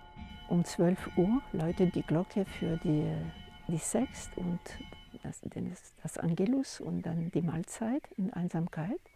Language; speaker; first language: German; non-native, fluent; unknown